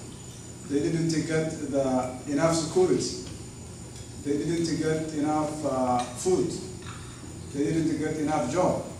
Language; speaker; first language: English; non-native, learner; Somali